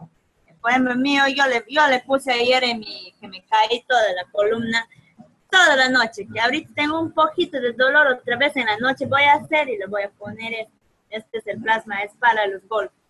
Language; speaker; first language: Spanish; native; Spanish